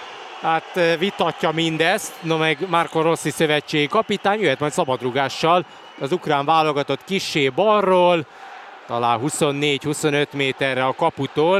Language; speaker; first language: Hungarian; native; Hungarian